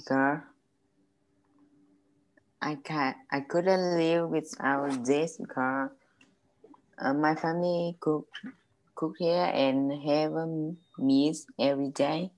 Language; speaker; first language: English; non-native, learner; Vietnamese